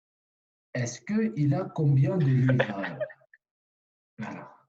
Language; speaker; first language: French; non-native, fluent; Kurdish